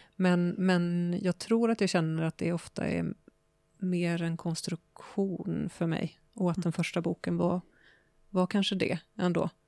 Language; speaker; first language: Swedish; native; Swedish